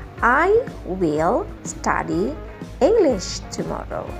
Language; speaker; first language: English; non-native, learner; Indonesian